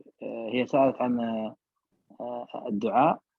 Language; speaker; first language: Arabic; native; Arabic